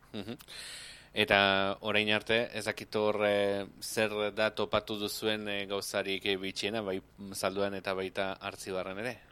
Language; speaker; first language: Basque; native; Basque